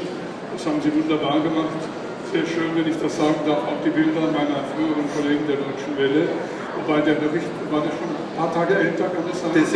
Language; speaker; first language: German; native; German